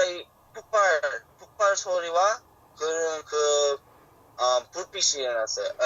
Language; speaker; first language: Korean; early bilingual, heritage; Korean